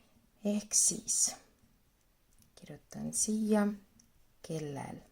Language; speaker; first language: Estonian; non-native, local second language; Russian